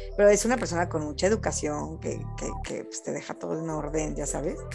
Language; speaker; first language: Spanish; native; Spanish